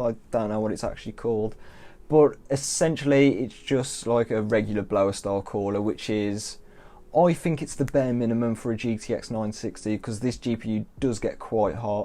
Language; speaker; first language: English; native; English